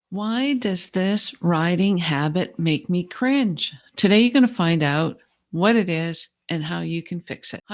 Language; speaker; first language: English; native; English